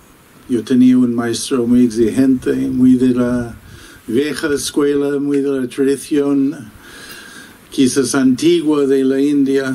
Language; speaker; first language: Spanish; non-native, fluent; English